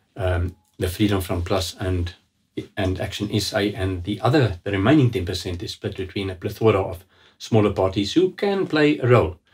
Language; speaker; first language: English; non-native, local second language; Afrikaans